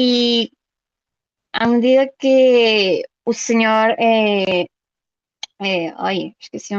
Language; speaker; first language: Portuguese; non-native, fluent; Spanish